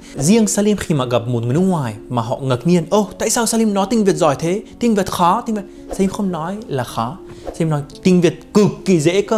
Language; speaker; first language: Vietnamese; non-native, fluent; Arabic